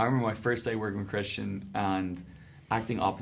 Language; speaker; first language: English; native; English